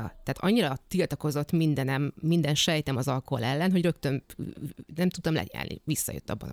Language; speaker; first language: Hungarian; native; Hungarian